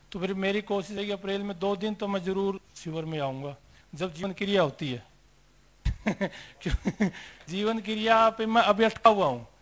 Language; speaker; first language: Hindi; native; Hindi